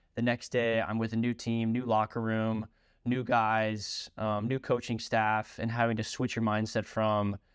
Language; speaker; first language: English; native; English